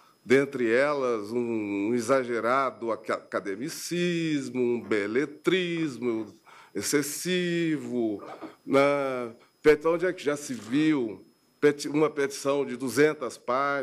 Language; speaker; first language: Portuguese; native; Portuguese